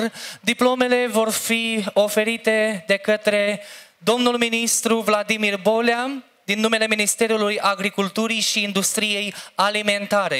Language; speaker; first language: Romanian; native; Romanian